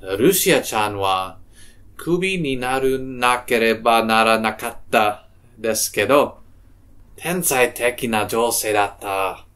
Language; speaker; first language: Japanese; non-native, learner; English